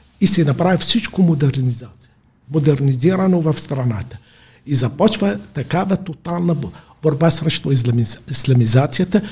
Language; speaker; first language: Bulgarian; non-native, fluent; Arabic